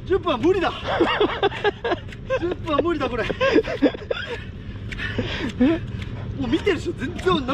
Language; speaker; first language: Japanese; native; Japanese